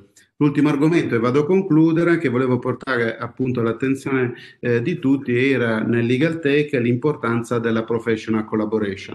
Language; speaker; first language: Italian; native; Italian